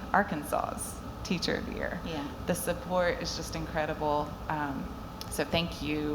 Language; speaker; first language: English; native; English